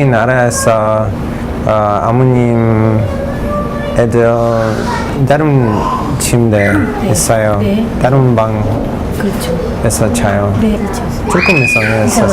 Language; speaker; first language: Korean; non-native, learner; English